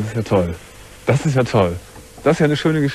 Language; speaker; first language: German; native; German